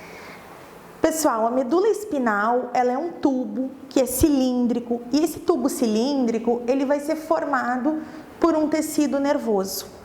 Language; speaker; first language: Portuguese; native; Portuguese